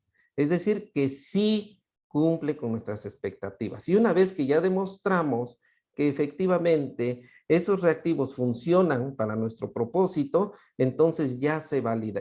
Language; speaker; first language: Spanish; native; Spanish